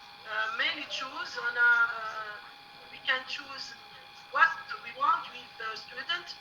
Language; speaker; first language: English; non-native, learner; Arabic